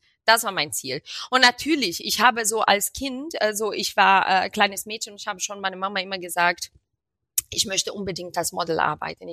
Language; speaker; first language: German; non-native, fluent; Portuguese